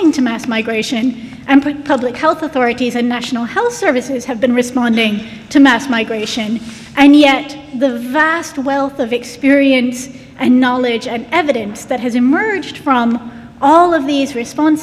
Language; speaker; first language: English; native; English